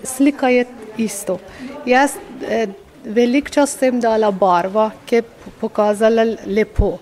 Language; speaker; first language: Slovenian; non-native, learner; Persian